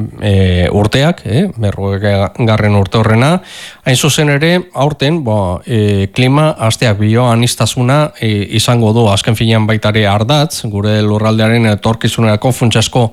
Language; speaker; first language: Basque; native; Basque